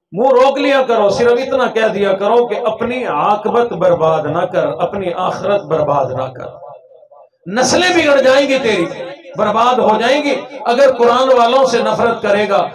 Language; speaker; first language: Urdu; non-native, local second language; Saraiki